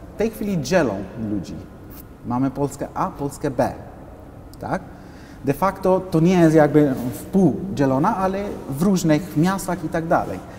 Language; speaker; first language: Polish; non-native, fluent; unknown